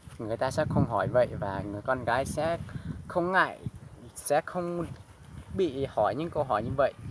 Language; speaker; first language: Vietnamese; non-native, local second language; Hmong